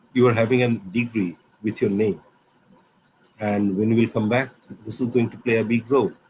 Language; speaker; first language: English; non-native, local second language; Bangla